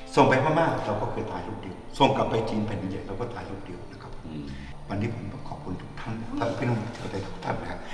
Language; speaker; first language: Thai; non-native, fluent; Chinese